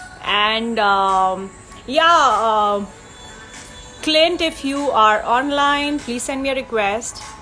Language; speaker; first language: English; non-native, local second language; Hindi